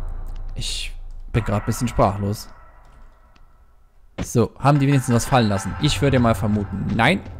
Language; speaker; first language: German; native; German